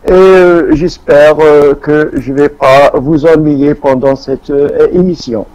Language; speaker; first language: French; non-native, local second language; Arabic